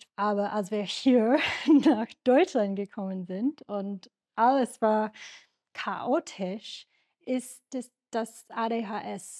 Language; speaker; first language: German; non-native, learner; English